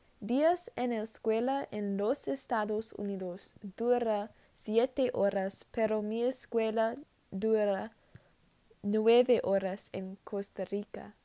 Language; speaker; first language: Spanish; non-native, learner; English